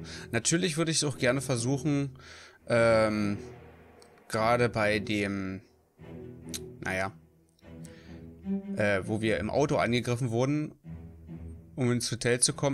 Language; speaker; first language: German; native; German